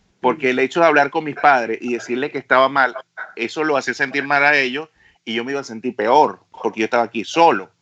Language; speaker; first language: Spanish; native; Spanish